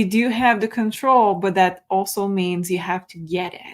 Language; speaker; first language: English; non-native, fluent; French